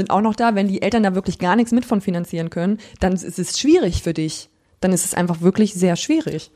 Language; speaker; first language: German; native; German